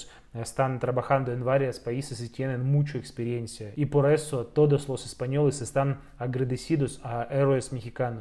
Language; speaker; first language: Spanish; non-native, fluent; Russian